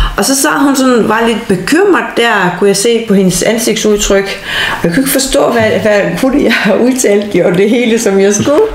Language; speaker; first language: Danish; non-native, fluent; Ukrainian